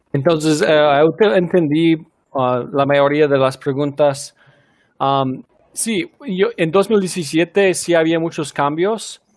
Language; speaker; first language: Spanish; non-native, fluent; English